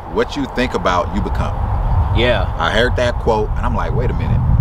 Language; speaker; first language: English; native; English